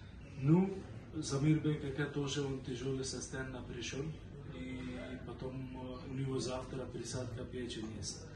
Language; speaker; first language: Russian; non-native, learner; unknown